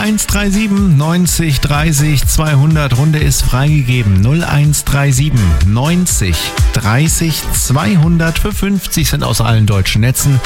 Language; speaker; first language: German; native; German